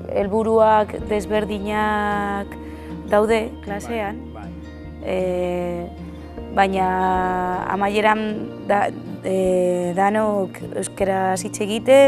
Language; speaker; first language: Basque; non-native, learner; Spanish